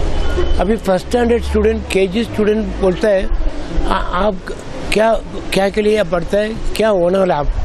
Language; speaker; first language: Hindi; non-native, local second language; Tamil